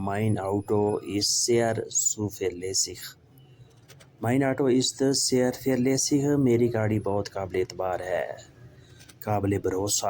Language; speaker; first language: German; non-native, fluent; Urdu